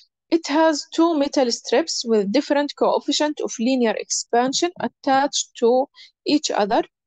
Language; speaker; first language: English; non-native, fluent; Arabic